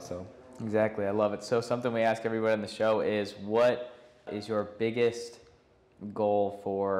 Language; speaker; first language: English; native; English